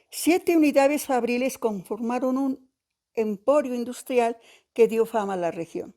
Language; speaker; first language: Spanish; native; Spanish